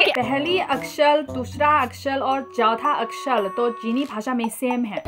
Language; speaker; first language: Hindi; non-native, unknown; Chinese